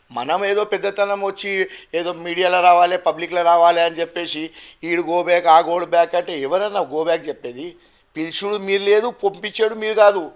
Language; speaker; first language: Telugu; non-native, local second language; Gujarati